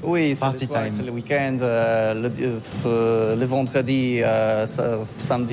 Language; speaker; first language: French; non-native, learner; Polish